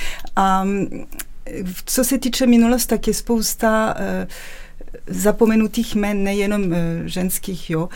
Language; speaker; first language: Czech; non-native, fluent; French